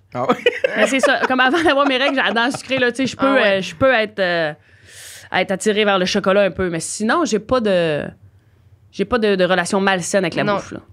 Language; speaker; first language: French; native; French